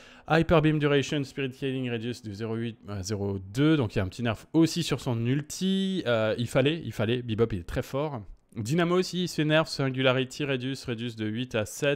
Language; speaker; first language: French; native; French